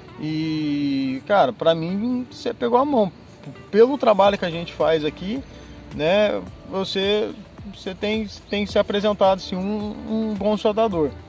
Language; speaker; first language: Portuguese; native; Portuguese